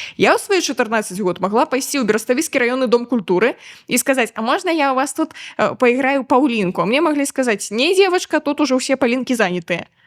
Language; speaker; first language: Belarusian; native; Belarusian